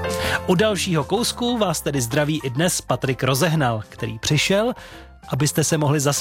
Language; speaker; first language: Czech; native; Czech